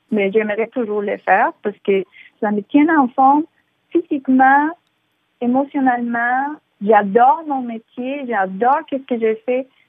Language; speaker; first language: French; non-native, fluent; Spanish